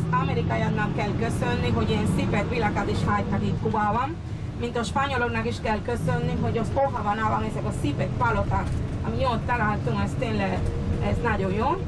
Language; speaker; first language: Hungarian; non-native, fluent; Spanish